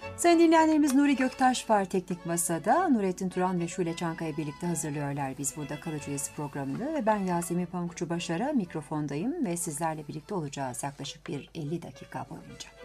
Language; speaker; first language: Turkish; native; Turkish